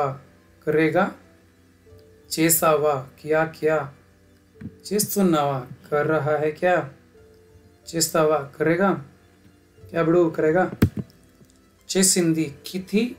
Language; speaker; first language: Hindi; non-native, learner; Telugu